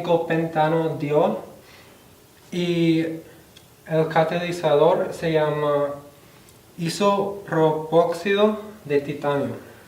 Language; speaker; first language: Spanish; non-native, fluent; English